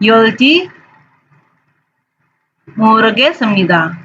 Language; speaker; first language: Korean; non-native, fluent; Indonesian